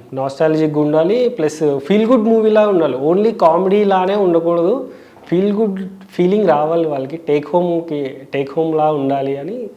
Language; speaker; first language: Telugu; native; Telugu